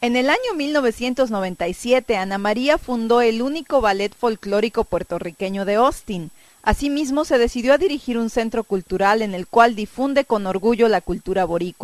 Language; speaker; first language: Spanish; native; Spanish